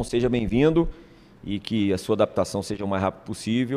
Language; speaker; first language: Portuguese; native; Portuguese